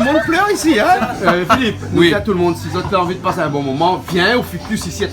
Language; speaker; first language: French; native; French